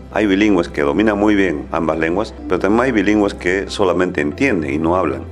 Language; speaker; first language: Spanish; non-native, local second language; Quechua